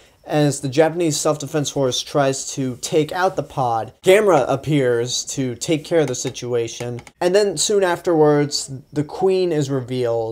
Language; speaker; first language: English; native; English